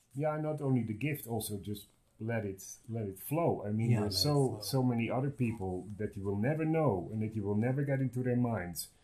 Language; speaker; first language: English; non-native, fluent; Dutch